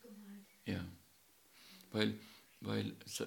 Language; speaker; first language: German; non-native, learner; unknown